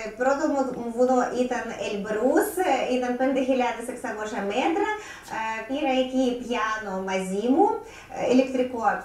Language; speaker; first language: Greek; non-native, learner; Russian